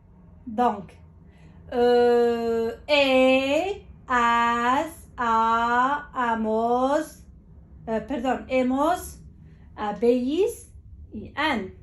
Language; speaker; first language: Spanish; non-native, fluent; Arabic